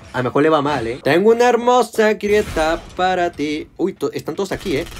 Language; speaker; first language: Spanish; native; Spanish